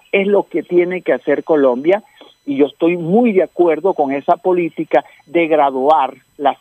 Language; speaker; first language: Spanish; native; Spanish